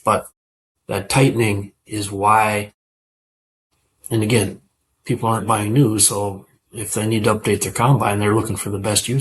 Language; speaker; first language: English; native; English